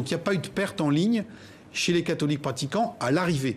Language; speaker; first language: French; native; French